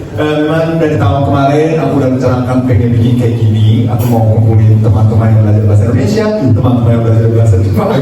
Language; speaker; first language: Indonesian; non-native, fluent; Japanese